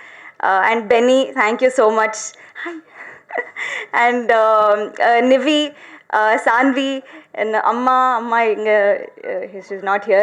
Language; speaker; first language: Tamil; non-native, learner; Telugu